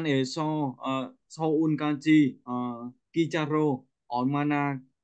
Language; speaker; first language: Korean; non-native, learner; Vietnamese